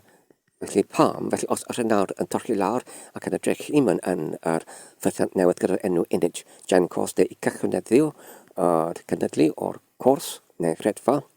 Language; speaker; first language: Welsh; non-native, learner; English